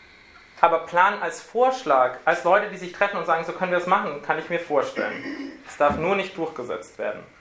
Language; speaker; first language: German; native; German